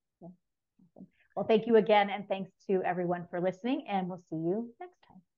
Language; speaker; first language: English; native; English